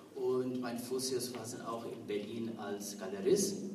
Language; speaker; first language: German; non-native, learner; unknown